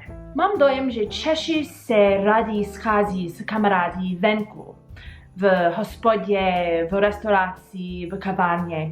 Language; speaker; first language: Czech; non-native, learner; English